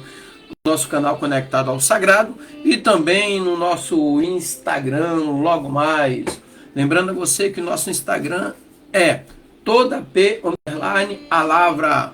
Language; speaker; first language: Portuguese; native; Portuguese